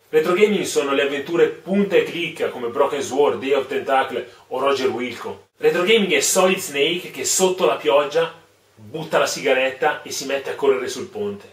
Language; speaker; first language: Italian; native; Italian